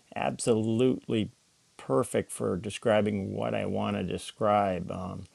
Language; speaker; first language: English; native; English